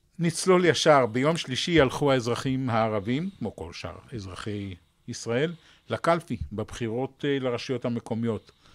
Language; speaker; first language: Hebrew; native; Hebrew